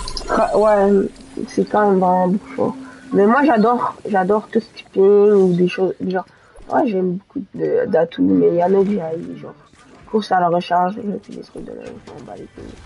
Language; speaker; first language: French; native; French